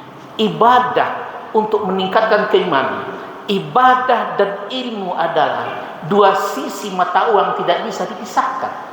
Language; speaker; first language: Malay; non-native, local second language; Minangkabau